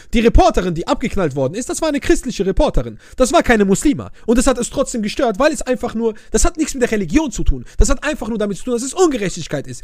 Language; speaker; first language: German; early bilingual, other home language; Arabic